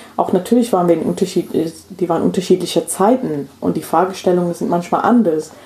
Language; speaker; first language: German; non-native, fluent; English